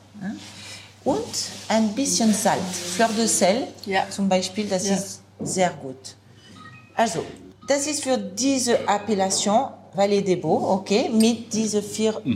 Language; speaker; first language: German; non-native, learner; French